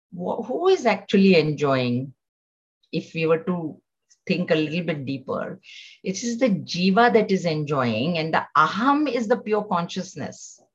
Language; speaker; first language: English; non-native, local second language; Marathi